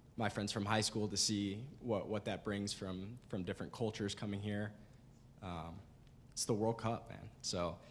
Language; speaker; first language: English; native; English